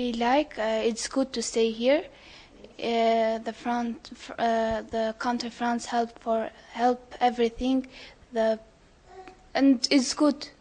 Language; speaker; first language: English; non-native, learner; Albanian